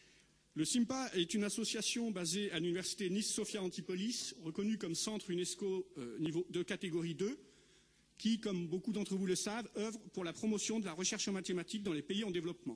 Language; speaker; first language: French; native; French